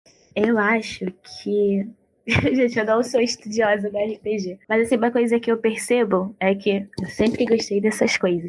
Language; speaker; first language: Portuguese; native; Portuguese